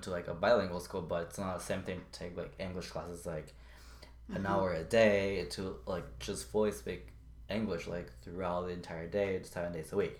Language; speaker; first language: English; non-native, fluent; Spanish